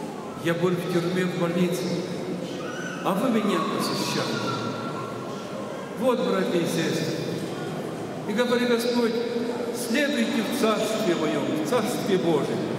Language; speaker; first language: Russian; non-native, local second language; Ukrainian